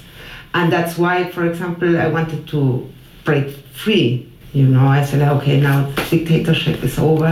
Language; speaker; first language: English; non-native, fluent; Spanish